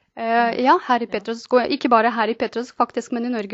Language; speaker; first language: Norwegian; non-native, fluent; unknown